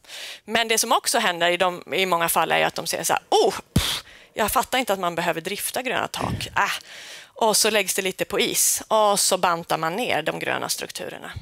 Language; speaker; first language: Swedish; native; Swedish